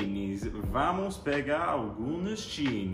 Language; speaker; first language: Portuguese; non-native, learner; English